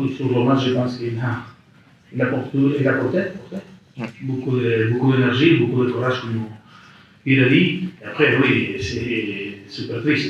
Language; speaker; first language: French; non-native, fluent; Spanish